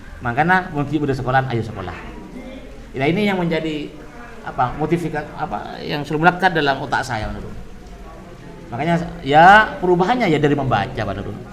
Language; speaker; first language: Indonesian; non-native, local second language; Madurese